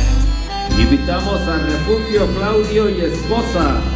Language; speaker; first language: Spanish; native; Spanish